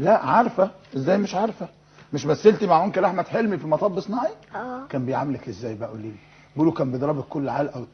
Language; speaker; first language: Arabic; native; Arabic